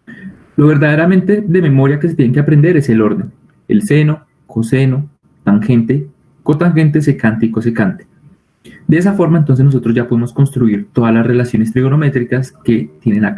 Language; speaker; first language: Spanish; native; Spanish